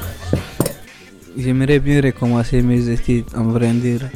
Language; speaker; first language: French; non-native, fluent; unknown